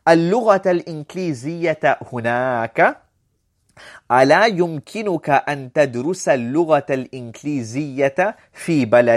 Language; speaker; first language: Arabic; non-native, fluent; English